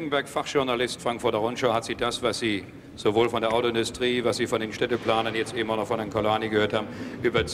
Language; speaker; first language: German; native; German